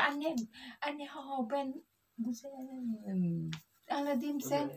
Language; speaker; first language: Turkish; non-native, learner; Indonesian